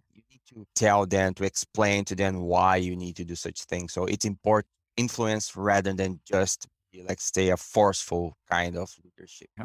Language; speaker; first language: English; non-native, fluent; Portuguese